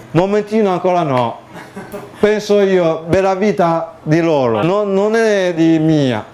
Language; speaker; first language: Italian; non-native, learner; Chinese